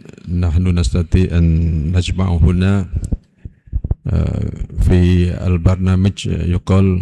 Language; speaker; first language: Arabic; non-native, fluent; Indonesian